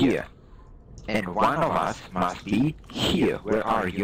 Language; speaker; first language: English; non-native, learner; German